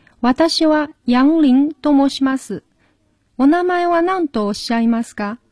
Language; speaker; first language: Japanese; non-native, fluent; Chinese